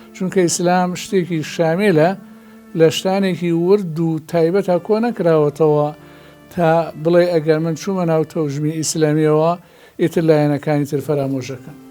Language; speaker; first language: Central Kurdish; non-native, local second language; Gurani